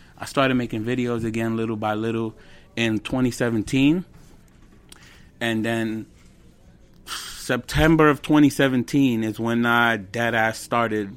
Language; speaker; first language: English; early bilingual, other home language; Spanish